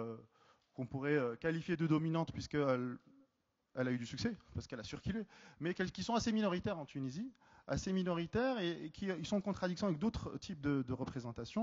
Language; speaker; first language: French; native; French